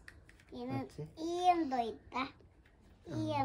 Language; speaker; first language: Korean; early bilingual, heritage; Korean